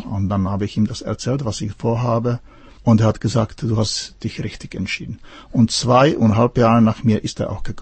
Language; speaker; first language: German; non-native, fluent; Czech